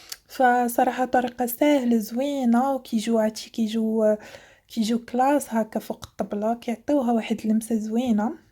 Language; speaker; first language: Arabic; native; Arabic